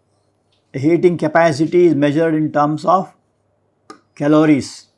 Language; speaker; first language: English; non-native, local second language; Kannada